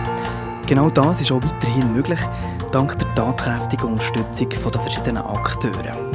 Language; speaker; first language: German; native; German